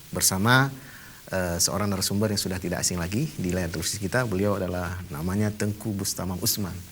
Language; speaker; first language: Indonesian; non-native, local second language; Achinese